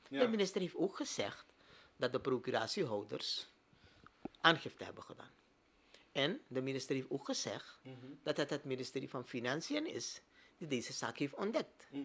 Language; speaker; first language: Dutch; native; Dutch